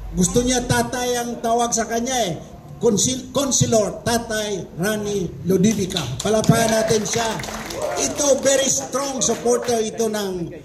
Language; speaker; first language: Filipino; native; Filipino